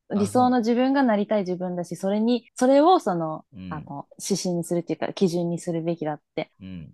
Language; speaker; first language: Japanese; native; Japanese